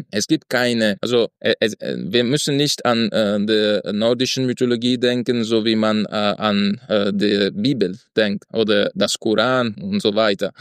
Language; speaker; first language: German; non-native, fluent; Italian